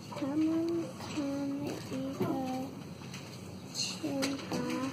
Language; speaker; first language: Chinese; non-native, learner; English